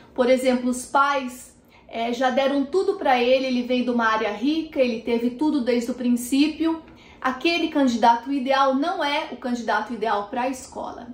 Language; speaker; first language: Portuguese; native; Portuguese